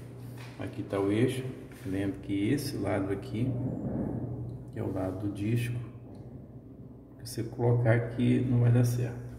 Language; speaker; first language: Portuguese; native; Portuguese